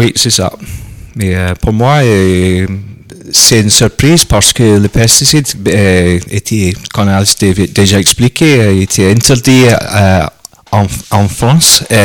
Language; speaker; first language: French; non-native, learner; English